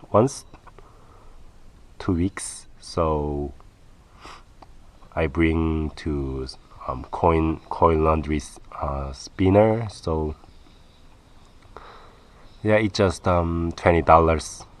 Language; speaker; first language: English; non-native, learner; Korean